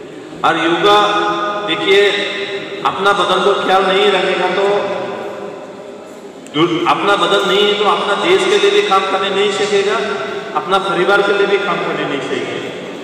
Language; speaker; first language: Hindi; non-native, local second language; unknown